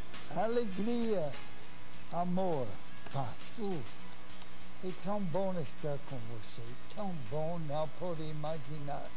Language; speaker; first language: Portuguese; non-native, fluent; English